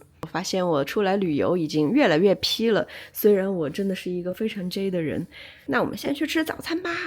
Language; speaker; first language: Chinese; native; Chinese